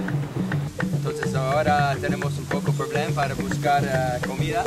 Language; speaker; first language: Spanish; non-native, learner; English